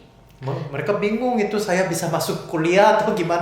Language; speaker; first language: Indonesian; non-native, fluent; Korean